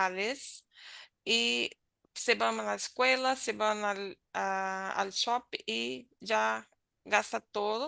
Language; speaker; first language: Spanish; non-native, learner; Portuguese